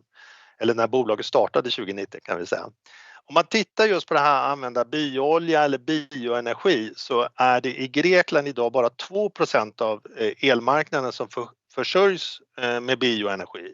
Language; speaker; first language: Swedish; native; Swedish